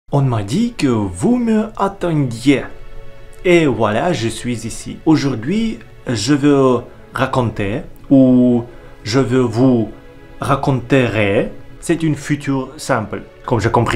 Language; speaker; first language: French; non-native, learner; Russian